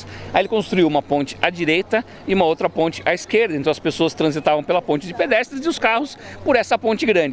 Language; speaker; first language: Portuguese; native; Portuguese